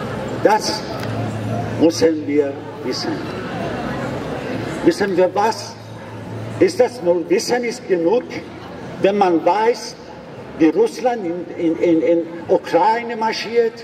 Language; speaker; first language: German; non-native, learner; Persian